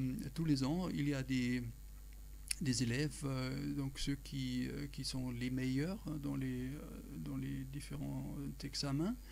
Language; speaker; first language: French; non-native, fluent; German